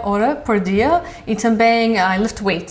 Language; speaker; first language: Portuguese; early bilingual, heritage; Portuguese